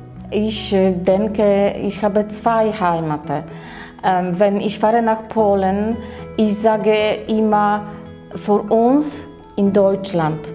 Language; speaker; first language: German; non-native, learner; Polish